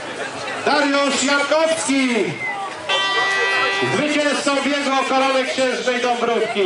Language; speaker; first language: Polish; native; Polish